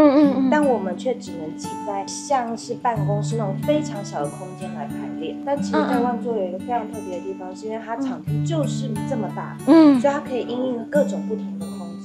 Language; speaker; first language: Chinese; native; Chinese